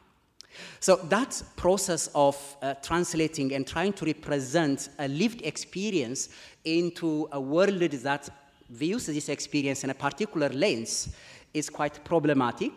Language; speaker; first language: English; non-native, fluent; Amharic